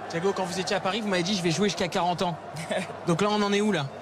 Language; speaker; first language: French; native; French